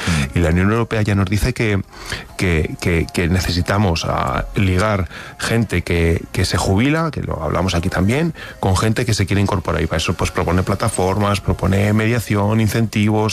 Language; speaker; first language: Spanish; native; Spanish